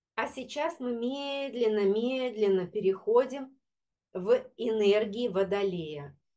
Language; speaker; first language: Russian; native; Russian